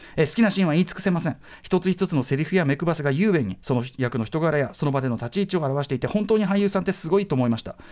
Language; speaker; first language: Japanese; native; Japanese